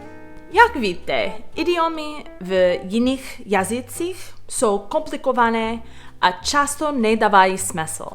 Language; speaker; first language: Czech; non-native, fluent; English